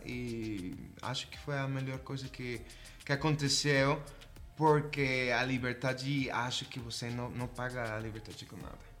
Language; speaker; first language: Portuguese; non-native, fluent; Spanish